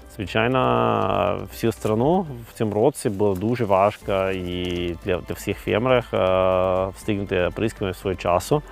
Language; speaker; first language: Ukrainian; non-native, learner; German